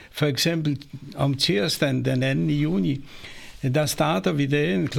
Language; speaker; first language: Danish; non-native, fluent; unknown